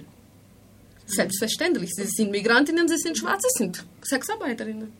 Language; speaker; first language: German; non-native, fluent; Spanish